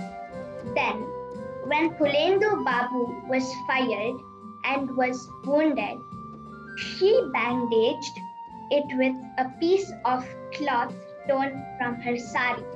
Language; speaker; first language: English; non-native, local second language; Kannada